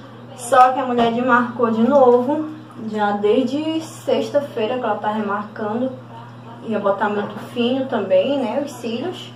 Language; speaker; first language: Portuguese; native; Portuguese